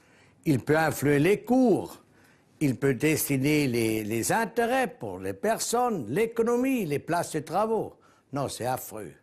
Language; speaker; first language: French; non-native, local second language; German